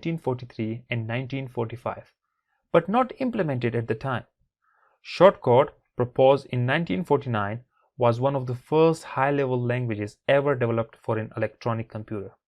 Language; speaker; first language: English; non-native, fluent; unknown